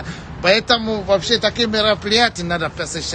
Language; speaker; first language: Russian; non-native, fluent; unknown